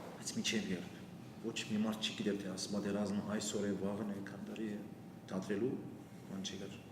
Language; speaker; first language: Armenian; early bilingual, heritage; Armenian